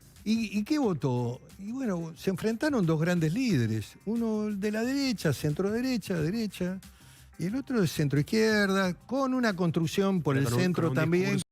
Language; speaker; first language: Spanish; native; Spanish